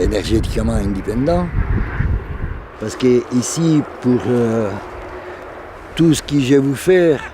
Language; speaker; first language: French; non-native, fluent; Italian